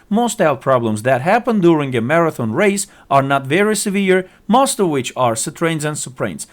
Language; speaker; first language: English; non-native, fluent; Turkish